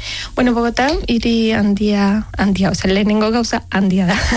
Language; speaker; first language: Basque; non-native, fluent; Spanish